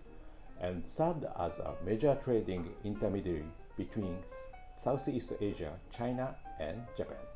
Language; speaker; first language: English; non-native, fluent; Japanese